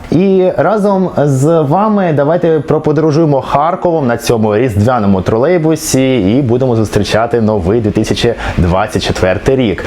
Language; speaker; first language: Ukrainian; non-native, local second language; Russian